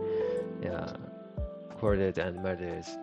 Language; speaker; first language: English; non-native, learner; Japanese